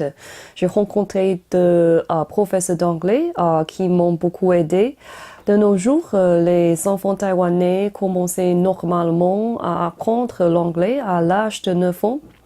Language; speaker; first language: French; non-native, learner; Chinese